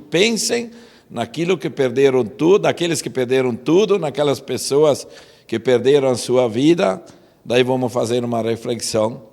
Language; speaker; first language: Portuguese; native; Portuguese